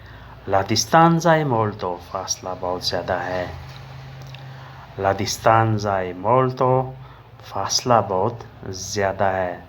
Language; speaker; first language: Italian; non-native, learner; Urdu